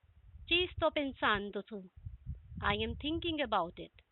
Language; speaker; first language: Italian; non-native, fluent; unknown